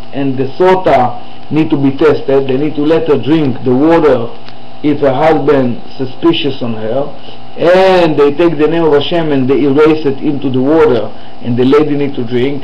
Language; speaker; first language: English; non-native, fluent; Hebrew